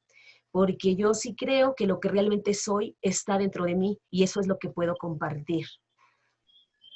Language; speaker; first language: Spanish; native; Spanish